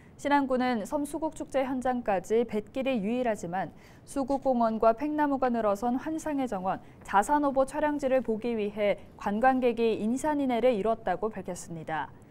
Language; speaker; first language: Korean; native; Korean